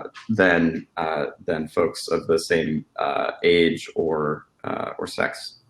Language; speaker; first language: English; native; English